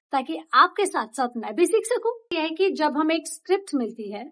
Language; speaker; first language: Hindi; native; Hindi